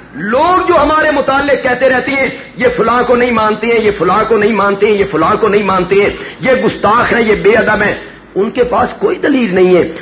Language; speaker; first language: Urdu; non-native, local second language; Punjabi